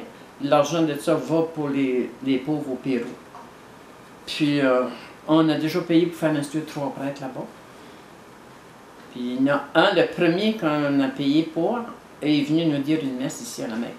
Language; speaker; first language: French; native; French